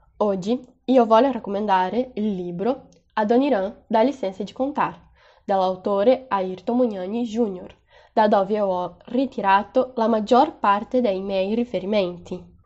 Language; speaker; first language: Italian; non-native, learner; Portuguese